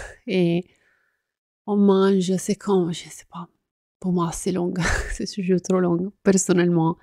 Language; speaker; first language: French; non-native, fluent; Italian